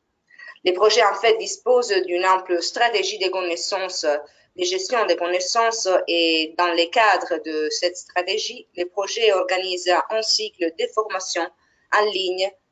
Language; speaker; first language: French; non-native, fluent; Italian